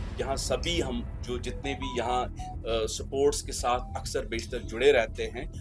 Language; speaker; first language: Hindi; non-native, local second language; Kashmiri